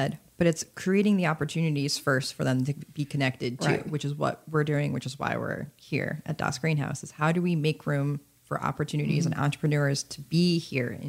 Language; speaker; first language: English; native; English